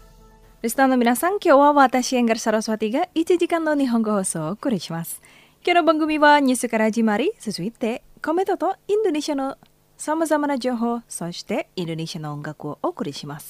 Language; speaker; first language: Japanese; non-native, fluent; Indonesian